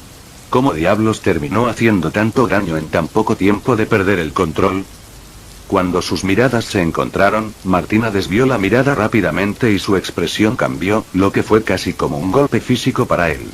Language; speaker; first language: Spanish; native; Spanish